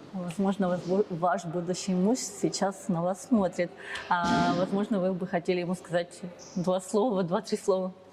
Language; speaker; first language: Russian; native; Russian